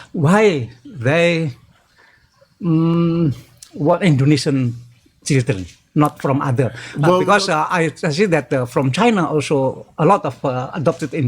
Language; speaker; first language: English; non-native, learner; Indonesian